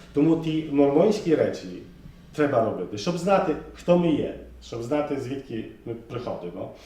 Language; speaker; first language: Ukrainian; early bilingual, heritage; Ukrainian